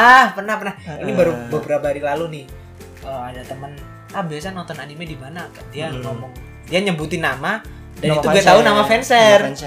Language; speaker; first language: Indonesian; native; Indonesian